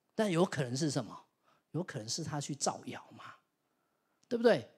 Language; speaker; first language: Chinese; non-native, local second language; Min Nan Chinese